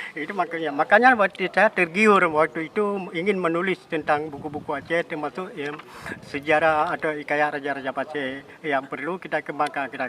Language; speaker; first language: Malay; non-native, local second language; Achinese